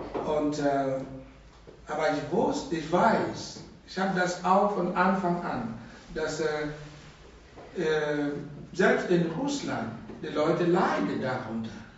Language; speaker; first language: German; non-native, learner; Russian